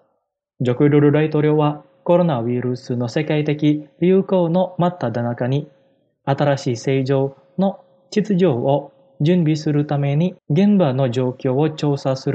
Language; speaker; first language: Japanese; non-native, fluent; Indonesian